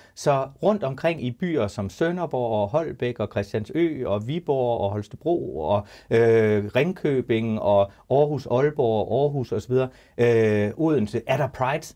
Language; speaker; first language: Danish; native; Danish